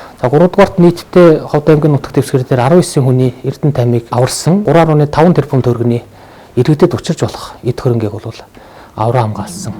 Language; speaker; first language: Mongolian; native; Mongolian